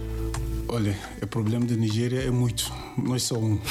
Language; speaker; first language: Portuguese; non-native, learner; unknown